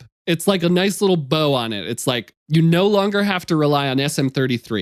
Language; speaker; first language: English; native; English